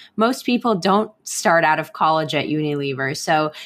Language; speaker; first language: English; non-native, fluent; Hebrew